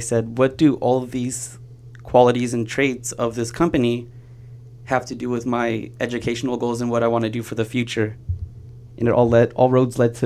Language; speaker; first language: English; native; English